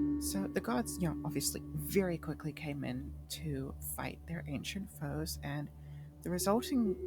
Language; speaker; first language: English; native; English